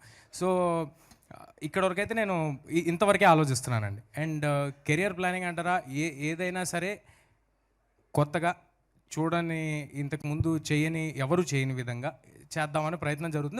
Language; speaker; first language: Telugu; native; Telugu